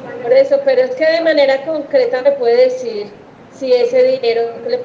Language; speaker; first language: Spanish; native; Spanish